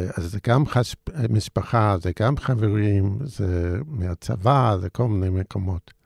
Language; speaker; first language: Hebrew; non-native, fluent; English